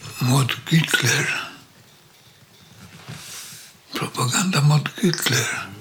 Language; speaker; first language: Swedish; non-native, learner; Polish